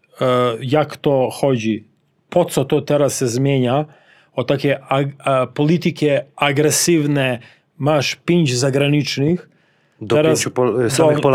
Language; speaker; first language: Polish; non-native, fluent; Serbian